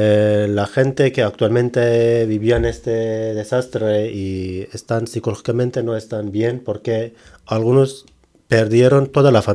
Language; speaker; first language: Spanish; non-native, learner; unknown